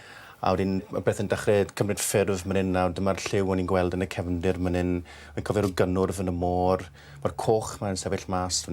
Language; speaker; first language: Welsh; native; Welsh